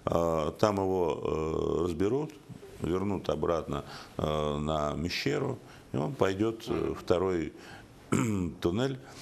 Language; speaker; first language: Russian; native; Russian